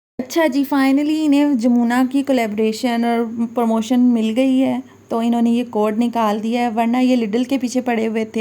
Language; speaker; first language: Urdu; native; Urdu